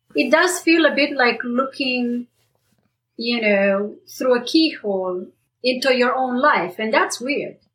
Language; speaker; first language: English; non-native, fluent; Romanian